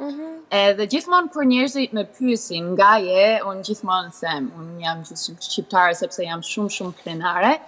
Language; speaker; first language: Albanian; early bilingual, heritage; Albanian